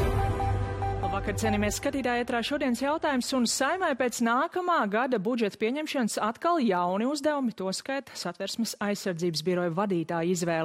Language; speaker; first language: Latvian; native; Latvian